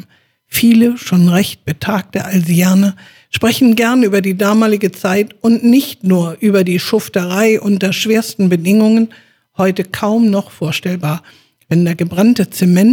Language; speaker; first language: German; native; German